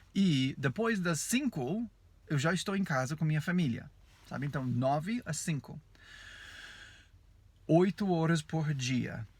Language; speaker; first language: Portuguese; non-native, fluent; English